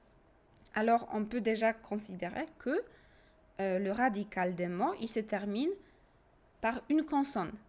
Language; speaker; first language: French; non-native, fluent; Polish